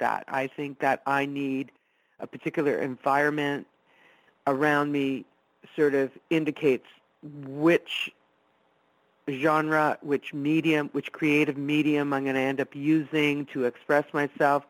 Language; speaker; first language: English; non-native, fluent; Italian